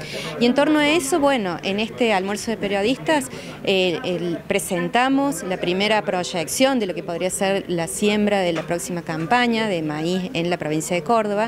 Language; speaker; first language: Spanish; native; Spanish